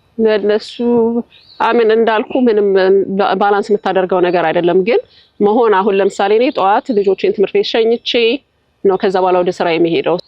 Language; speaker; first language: Amharic; native; Amharic